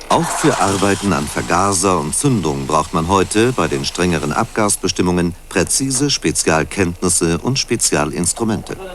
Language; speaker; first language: German; native; German